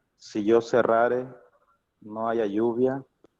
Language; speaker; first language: Spanish; native; Spanish